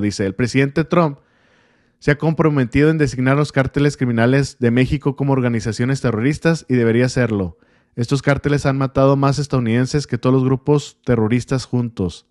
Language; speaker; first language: Spanish; native; Spanish